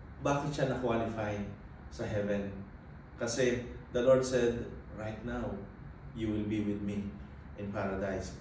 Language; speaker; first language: Filipino; native; Filipino